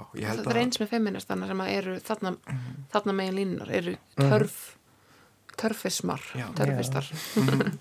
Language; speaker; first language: Icelandic; native; Icelandic